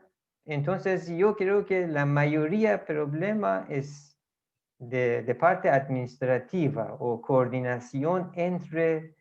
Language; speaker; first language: Spanish; non-native, fluent; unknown